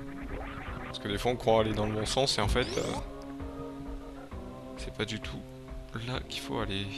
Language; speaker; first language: French; native; French